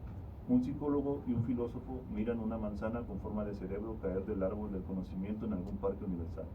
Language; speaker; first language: Spanish; native; Spanish